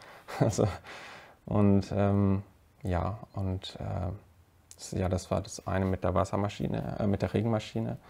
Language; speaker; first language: German; native; German